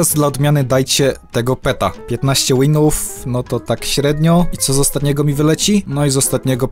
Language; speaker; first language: Polish; native; Polish